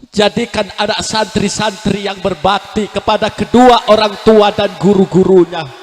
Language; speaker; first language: Indonesian; native; Indonesian